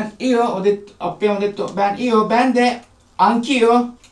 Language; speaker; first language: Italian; non-native, learner; Turkish